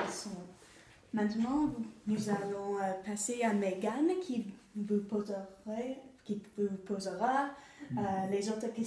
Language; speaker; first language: French; non-native, learner; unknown